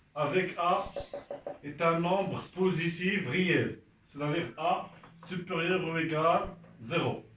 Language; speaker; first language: French; non-native, local second language; Arabic